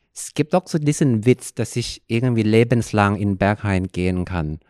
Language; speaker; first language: German; non-native, fluent; Thai